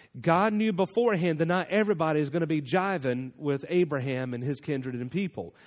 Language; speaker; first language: English; native; English